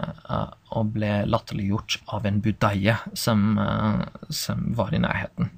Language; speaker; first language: Norwegian; non-native, fluent; English